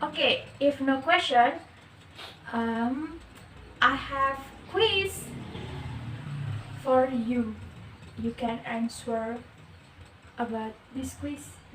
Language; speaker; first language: English; non-native, learner; Indonesian